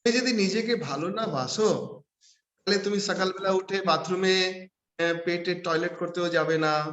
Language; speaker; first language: Bangla; non-native, local second language; Hindi